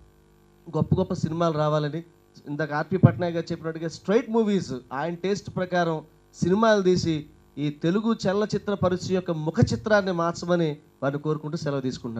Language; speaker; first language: Telugu; native; Telugu